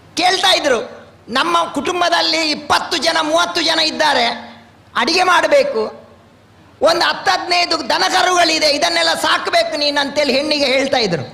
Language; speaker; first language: Kannada; non-native, local second language; Tulu